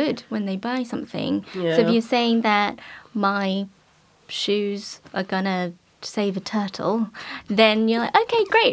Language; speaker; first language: English; native; English